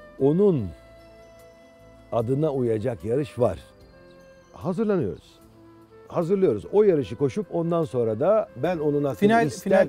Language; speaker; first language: Turkish; native; Turkish